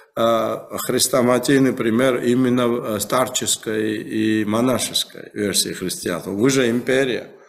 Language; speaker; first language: Russian; non-native, local second language; Georgian